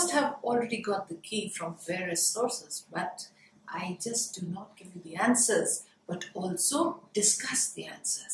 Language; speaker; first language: English; non-native, local second language; Hindi